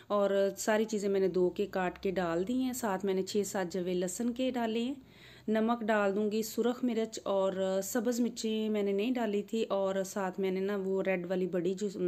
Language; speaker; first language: Urdu; non-native, local second language; Punjabi